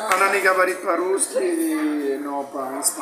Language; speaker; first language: Russian; non-native, learner; Italian